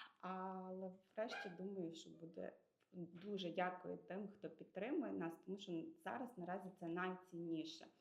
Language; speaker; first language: Ukrainian; native; Ukrainian